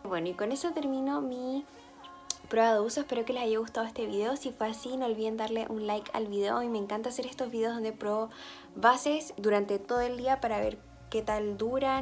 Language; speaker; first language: Spanish; native; Spanish